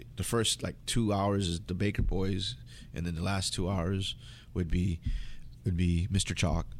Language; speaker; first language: English; native; English